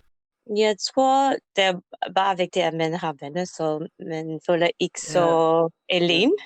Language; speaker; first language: Danish; non-native, learner; English